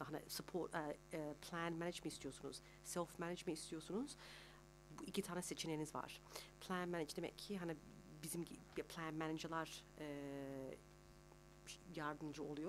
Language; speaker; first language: Turkish; early bilingual, heritage; Turkish